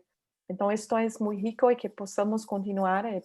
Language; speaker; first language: Spanish; non-native, learner; Portuguese